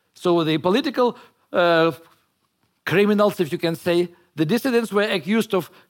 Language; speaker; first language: English; non-native, fluent; Russian